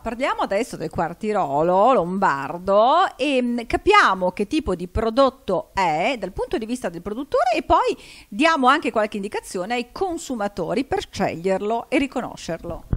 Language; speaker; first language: Italian; native; Italian